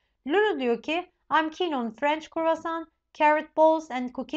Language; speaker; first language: English; non-native, fluent; Turkish